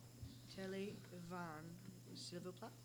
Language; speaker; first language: French; non-native, learner; English